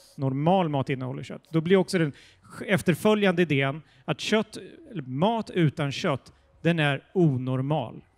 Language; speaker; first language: Swedish; native; Swedish